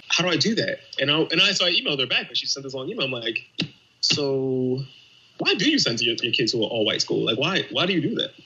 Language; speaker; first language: English; native; English